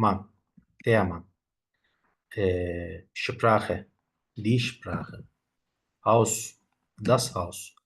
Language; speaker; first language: German; non-native, fluent; Turkish